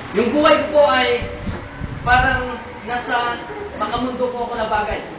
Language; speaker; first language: Filipino; non-native, local second language; Iloko